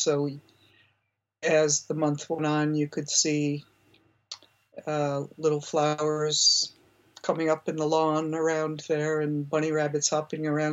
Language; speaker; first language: English; native; English